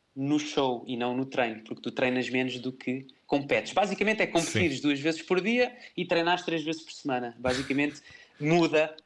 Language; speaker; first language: Portuguese; native; Portuguese